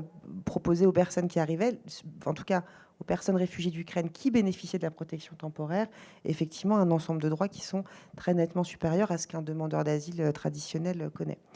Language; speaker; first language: French; native; French